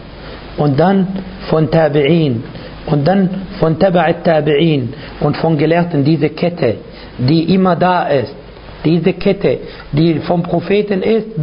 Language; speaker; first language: German; non-native, fluent; Arabic